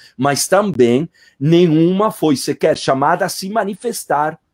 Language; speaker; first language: Portuguese; non-native, fluent; Italian